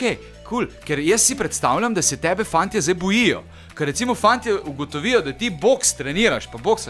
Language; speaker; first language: Slovenian; native; Slovenian